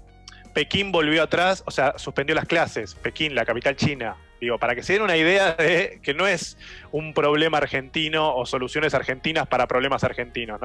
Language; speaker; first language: Spanish; native; Spanish